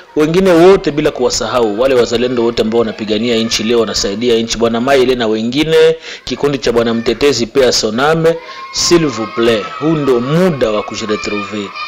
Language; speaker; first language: Swahili; native; Swahili